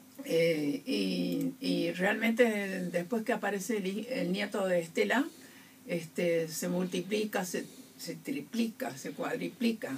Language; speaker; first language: Spanish; native; Spanish